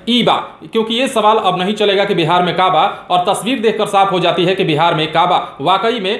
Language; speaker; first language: Hindi; native; Hindi